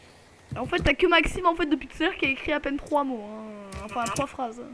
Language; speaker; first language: French; native; French